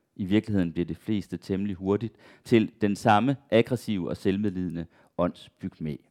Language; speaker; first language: Danish; native; Danish